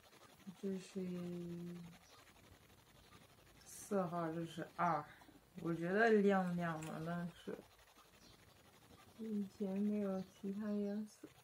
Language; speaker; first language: Chinese; non-native, fluent; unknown